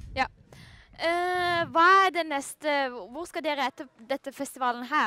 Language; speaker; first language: Norwegian; non-native, learner; Lithuanian